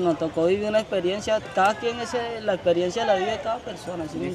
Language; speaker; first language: Spanish; native; Spanish